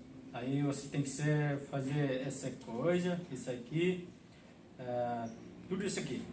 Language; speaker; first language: Portuguese; non-native, local second language; Tetum